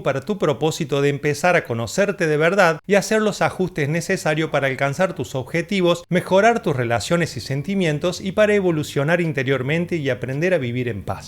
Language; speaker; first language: Spanish; native; Spanish